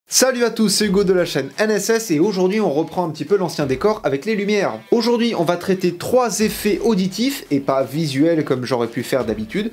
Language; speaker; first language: French; native; French